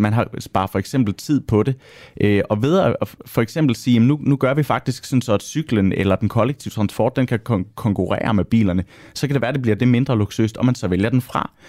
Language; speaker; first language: Danish; native; Danish